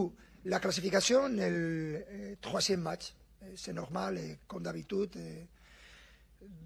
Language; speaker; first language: French; non-native, fluent; Spanish